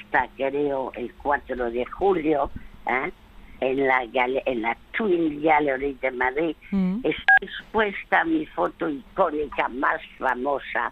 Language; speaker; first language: Spanish; early bilingual, other home language; French